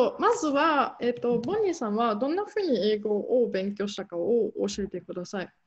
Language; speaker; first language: Japanese; non-native, fluent; German